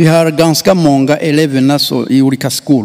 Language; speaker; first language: Swedish; non-native, fluent; Rundi